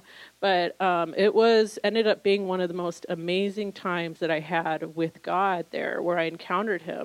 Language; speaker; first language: English; native; English